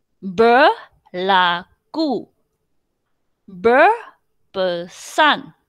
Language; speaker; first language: Malay; non-native, local second language; Chinese